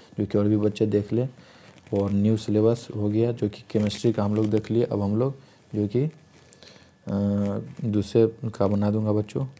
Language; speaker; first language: Hindi; native; Hindi